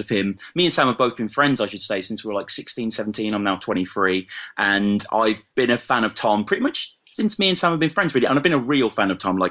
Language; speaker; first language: English; native; English